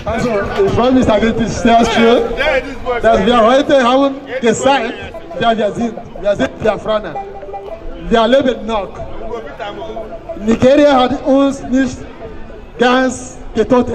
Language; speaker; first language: German; non-native, fluent; Igbo